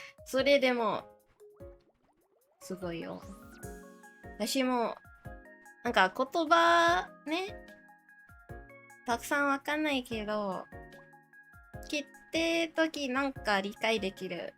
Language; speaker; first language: Japanese; non-native, learner; English